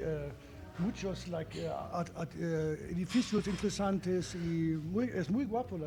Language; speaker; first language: Spanish; non-native, learner; German